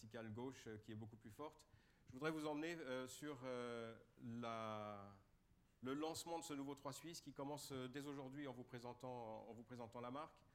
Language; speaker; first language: French; native; French